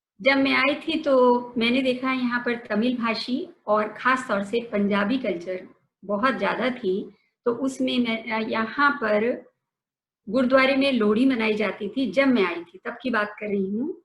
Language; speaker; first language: Hindi; native; Hindi